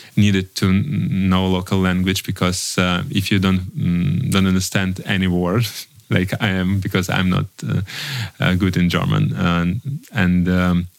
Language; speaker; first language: English; non-native, learner; Russian